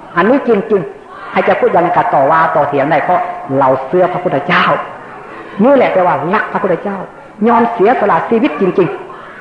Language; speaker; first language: Thai; native; Thai